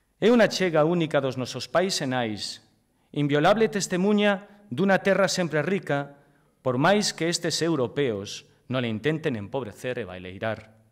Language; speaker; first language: Galician; native; Galician